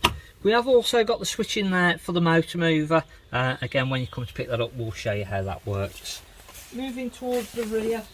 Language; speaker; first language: English; native; English